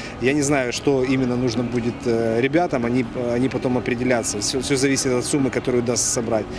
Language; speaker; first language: Russian; native; Russian